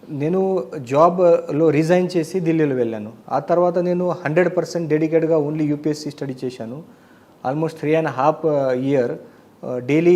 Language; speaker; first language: Telugu; non-native, learner; Marathi